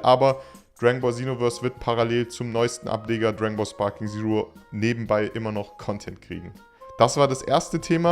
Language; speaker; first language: German; native; German